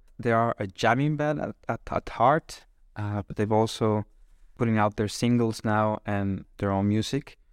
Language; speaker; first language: English; non-native, fluent; Spanish